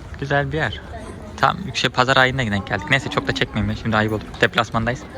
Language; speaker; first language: Turkish; native; Turkish